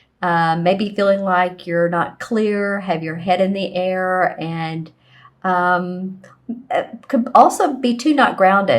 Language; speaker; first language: English; native; English